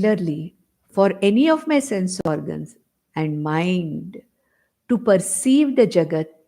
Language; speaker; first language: English; non-native, local second language; Konkani